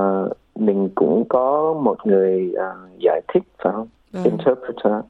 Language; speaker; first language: Vietnamese; early bilingual, heritage; Vietnamese